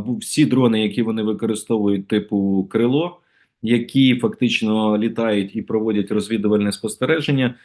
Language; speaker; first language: Ukrainian; native; Ukrainian